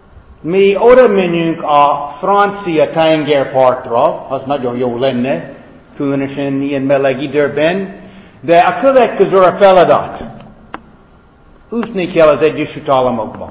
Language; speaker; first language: Hungarian; non-native, fluent; English